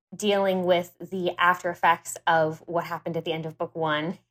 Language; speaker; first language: English; native; English